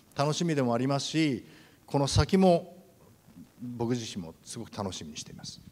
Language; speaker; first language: Japanese; native; Japanese